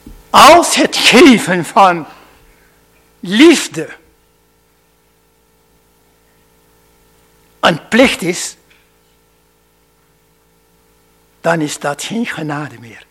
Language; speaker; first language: Dutch; non-native, fluent; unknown